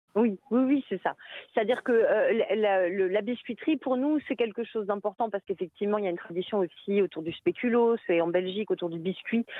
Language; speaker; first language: French; native; French